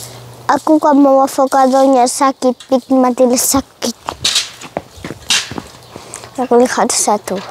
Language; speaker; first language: Indonesian; early bilingual, heritage; Indonesian